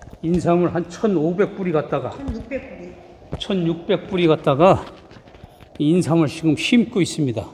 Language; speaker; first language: Korean; native; Korean